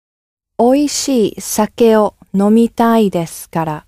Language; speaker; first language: Japanese; non-native, learner; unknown